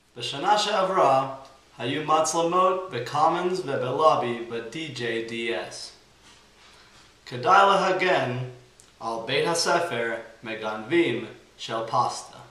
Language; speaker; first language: Hebrew; non-native, learner; English